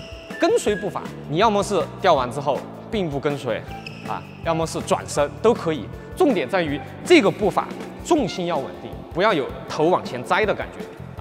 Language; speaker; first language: Chinese; native; Chinese